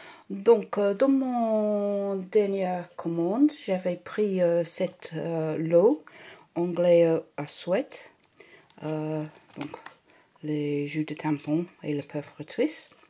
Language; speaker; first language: French; non-native, fluent; English